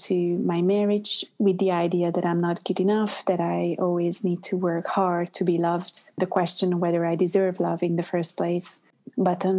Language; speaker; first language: English; non-native, fluent; Hungarian